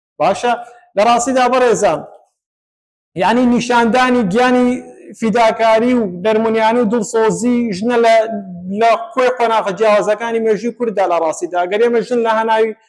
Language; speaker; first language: Central Kurdish; native; Central Kurdish